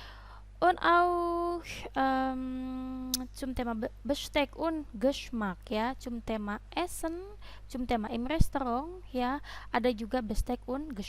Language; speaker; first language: German; non-native, fluent; Indonesian